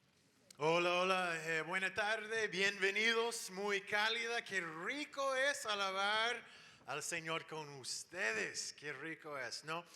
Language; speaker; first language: Spanish; non-native, fluent; English